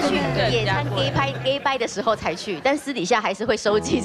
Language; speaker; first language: Chinese; native; Chinese